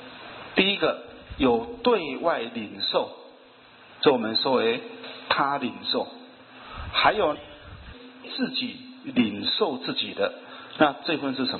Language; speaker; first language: Chinese; native; Chinese